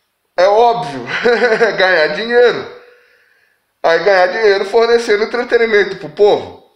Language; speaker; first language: Portuguese; native; Portuguese